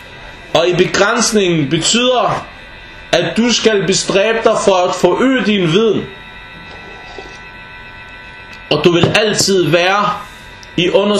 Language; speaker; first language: Danish; non-native, fluent; Arabic